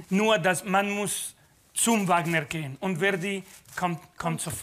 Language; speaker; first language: German; non-native, fluent; Spanish